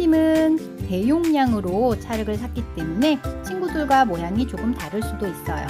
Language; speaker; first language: Korean; native; Korean